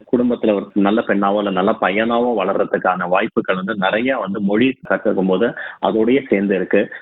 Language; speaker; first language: Tamil; non-native, local second language; Telugu